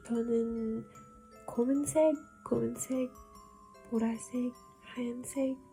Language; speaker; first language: Korean; non-native, learner; French